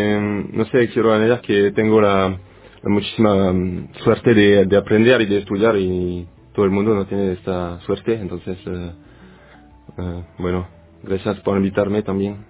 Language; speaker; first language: Spanish; non-native, fluent; French